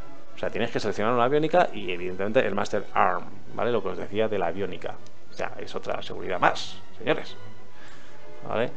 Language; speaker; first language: Spanish; native; Spanish